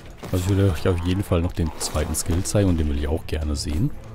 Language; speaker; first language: German; native; German